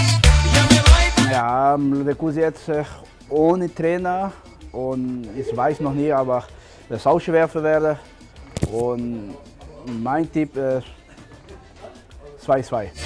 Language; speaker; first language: German; non-native, learner; Portuguese